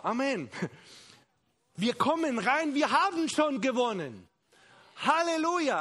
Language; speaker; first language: German; non-native, fluent; Spanish